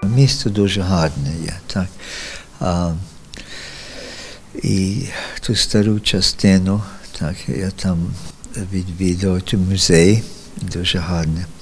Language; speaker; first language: Ukrainian; early bilingual, heritage; Ukrainian